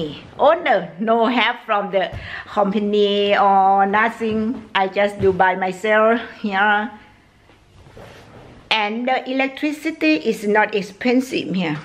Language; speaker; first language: English; non-native, learner; Thai